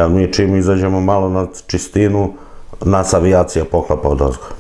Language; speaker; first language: Serbian; native; Serbian